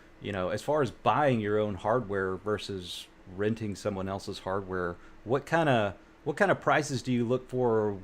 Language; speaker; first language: English; native; English